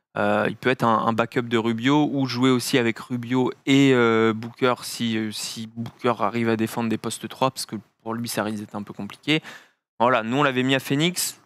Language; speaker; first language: French; native; French